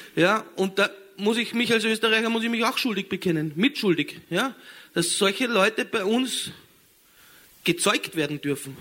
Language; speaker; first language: German; native; German